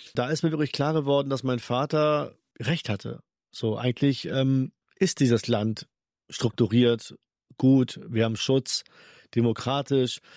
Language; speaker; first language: German; early bilingual, other home language; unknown